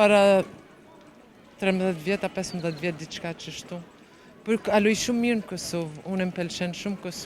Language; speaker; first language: Albanian; early bilingual, heritage; Albanian